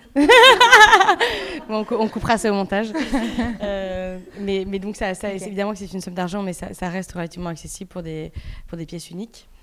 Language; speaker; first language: French; native; French